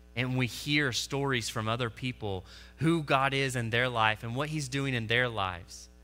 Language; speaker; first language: English; native; English